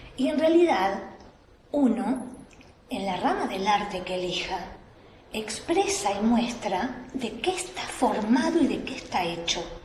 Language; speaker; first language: Spanish; native; Spanish